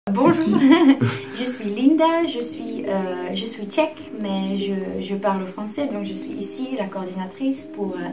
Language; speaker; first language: French; non-native, fluent; Czech